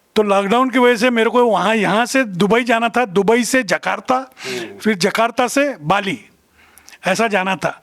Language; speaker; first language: Hindi; non-native, local second language; Marathi